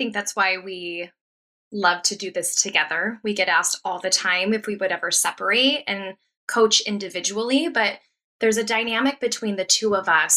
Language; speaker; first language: English; native; English